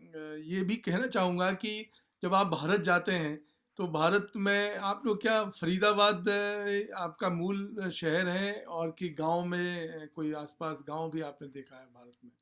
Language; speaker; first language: Hindi; native; Hindi